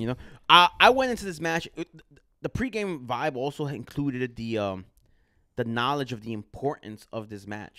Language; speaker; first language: English; early bilingual, other home language; Spanish